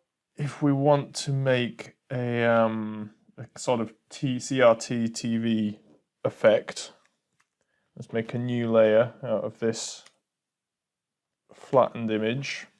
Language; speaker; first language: English; native; English